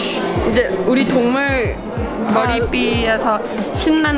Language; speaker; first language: Korean; early bilingual, heritage; English